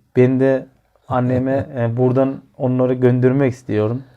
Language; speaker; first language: Turkish; non-native, learner; Turkmen